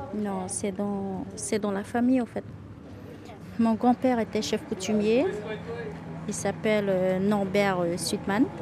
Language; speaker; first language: French; native; French